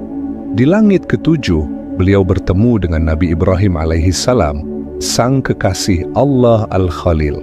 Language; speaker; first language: Indonesian; native; Indonesian